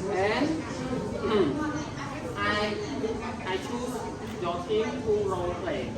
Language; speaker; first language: English; non-native, learner; Khmer